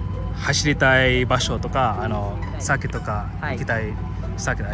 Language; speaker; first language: Japanese; non-native, fluent; English